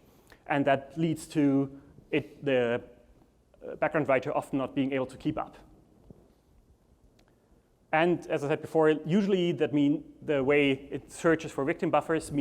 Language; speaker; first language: English; non-native, fluent; German